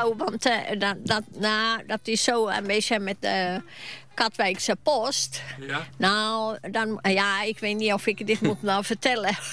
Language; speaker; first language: Dutch; non-native, fluent; Finnish